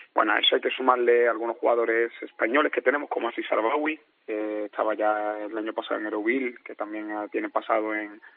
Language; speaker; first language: Spanish; native; Spanish